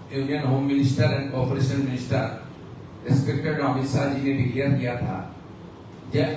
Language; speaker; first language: Hindi; non-native, local second language; Bangla